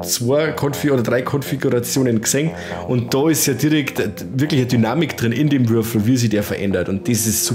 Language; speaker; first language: German; native; German